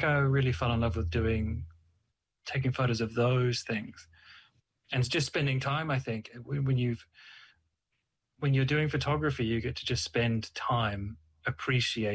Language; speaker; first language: English; native; English